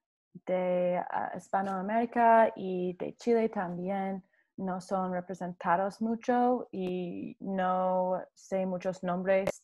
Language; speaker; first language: Spanish; non-native, learner; English